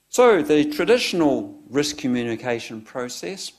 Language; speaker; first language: English; native; English